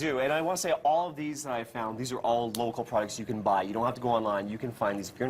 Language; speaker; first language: English; native; English